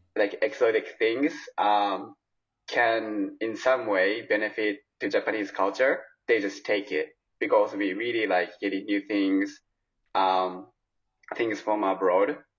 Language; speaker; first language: English; non-native, fluent; Japanese